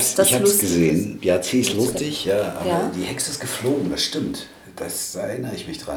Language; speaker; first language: German; native; German